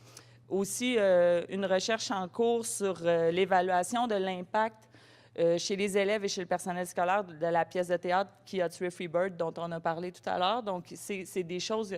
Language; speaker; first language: French; native; French